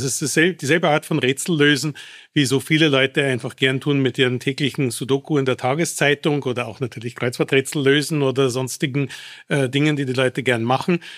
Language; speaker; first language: German; early bilingual, other home language; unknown